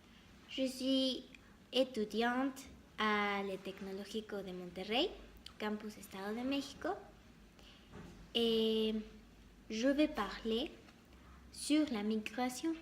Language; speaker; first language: French; non-native, learner; Spanish